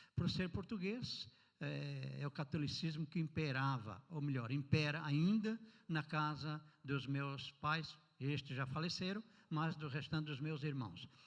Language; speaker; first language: Portuguese; native; Portuguese